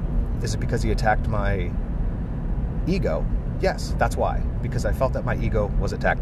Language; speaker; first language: English; native; English